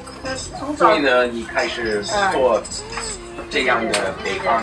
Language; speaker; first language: Chinese; non-native, learner; English